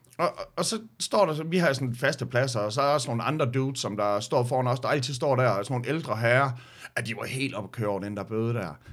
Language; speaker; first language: Danish; native; Danish